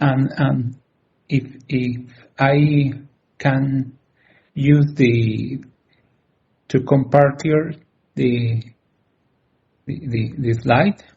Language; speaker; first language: English; non-native, learner; Spanish